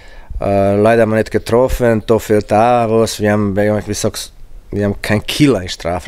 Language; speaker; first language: German; non-native, fluent; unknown